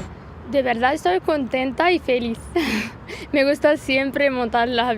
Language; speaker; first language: Spanish; non-native, learner; Arabic